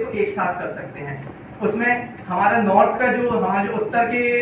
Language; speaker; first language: Hindi; native; Hindi